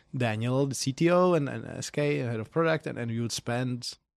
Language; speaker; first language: English; non-native, fluent; Czech